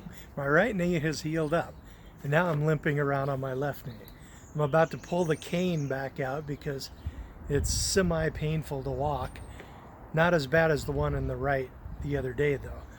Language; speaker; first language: English; native; English